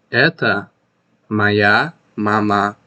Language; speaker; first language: Russian; non-native, fluent; Tajik